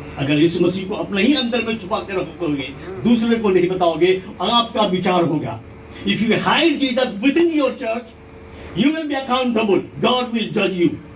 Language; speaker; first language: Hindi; non-native, local second language; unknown